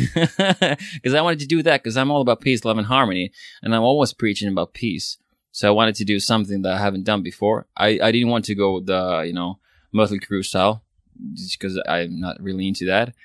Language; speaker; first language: English; non-native, fluent; Swedish